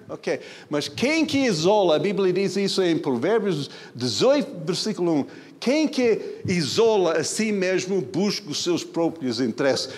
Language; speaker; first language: Portuguese; non-native, fluent; English